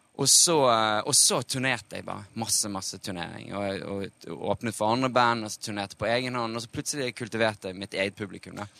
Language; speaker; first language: Norwegian; native; Norwegian